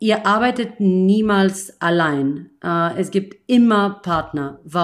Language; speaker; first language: German; non-native, fluent; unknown